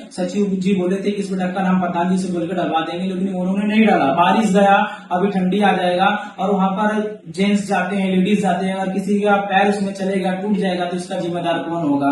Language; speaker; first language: Hindi; native; Hindi